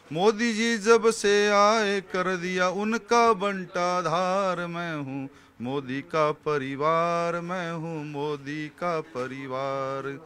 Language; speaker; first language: Hindi; native; Hindi